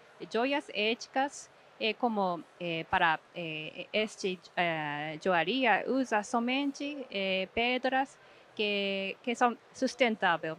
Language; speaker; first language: Portuguese; non-native, fluent; Japanese